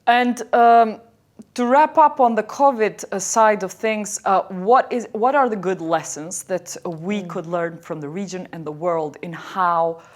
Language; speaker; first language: English; non-native, fluent; Albanian